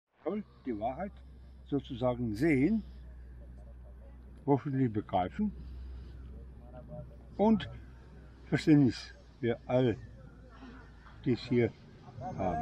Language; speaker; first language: German; non-native, fluent; Bosnian